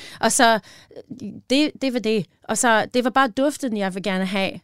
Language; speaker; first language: Danish; non-native, learner; English